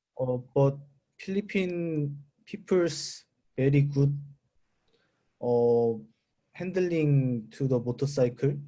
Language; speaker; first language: English; non-native, learner; Korean